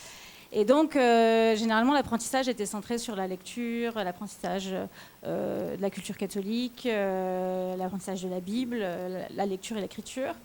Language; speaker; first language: French; native; French